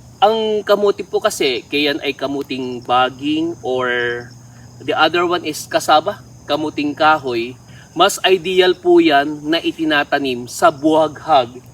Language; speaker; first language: Filipino; non-native, local second language; Iloko